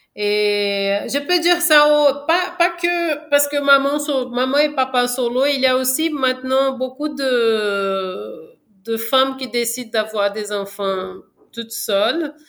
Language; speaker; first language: French; non-native, fluent; Portuguese